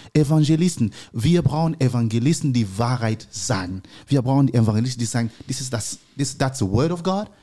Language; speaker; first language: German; non-native, learner; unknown